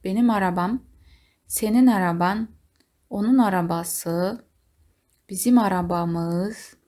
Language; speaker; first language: Turkish; non-native, fluent; Kazakh